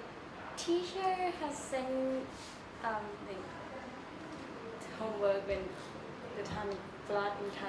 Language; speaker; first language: English; non-native, learner; Thai